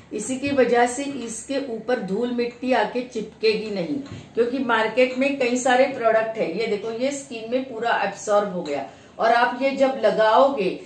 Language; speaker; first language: Hindi; non-native, local second language; Marathi